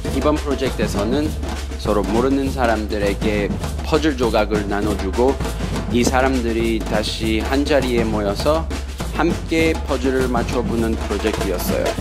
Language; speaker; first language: Korean; non-native, fluent; English